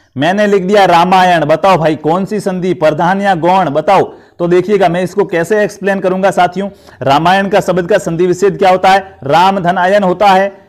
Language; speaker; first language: Hindi; native; Hindi